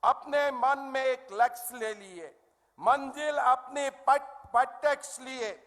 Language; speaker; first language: Hindi; non-native, local second language; Assamese